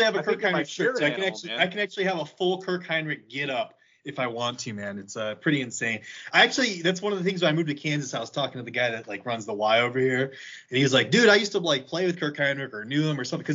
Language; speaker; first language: English; native; English